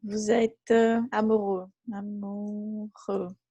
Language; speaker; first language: French; non-native, fluent; Portuguese